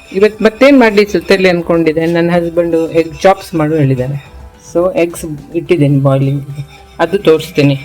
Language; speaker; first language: Kannada; native; Kannada